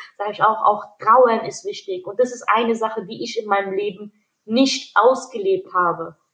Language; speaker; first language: German; early bilingual, other home language; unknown